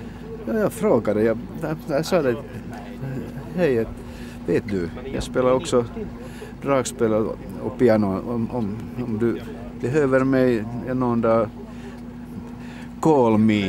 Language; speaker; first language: Swedish; non-native, local second language; Finnish